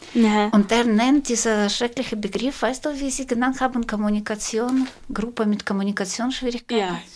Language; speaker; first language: German; non-native, fluent; Russian